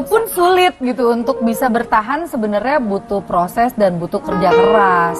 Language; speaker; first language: Indonesian; native; Indonesian